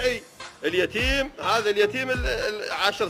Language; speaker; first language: Arabic; native; Arabic